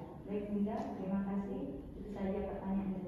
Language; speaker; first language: Indonesian; native; Indonesian